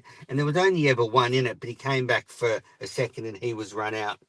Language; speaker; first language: English; native; English